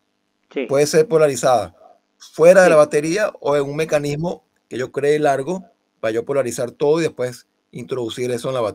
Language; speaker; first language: Spanish; native; Spanish